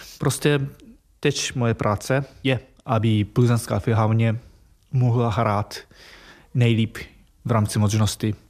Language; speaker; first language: Czech; non-native, fluent; Japanese